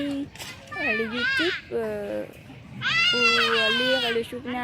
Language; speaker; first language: French; non-native, learner; Vietnamese